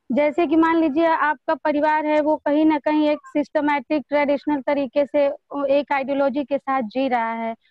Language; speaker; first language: Hindi; native; Hindi